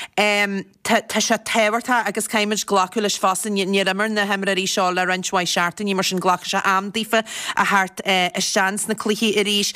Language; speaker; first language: Irish; native; Irish